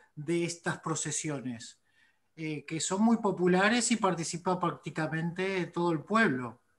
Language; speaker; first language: Spanish; native; Spanish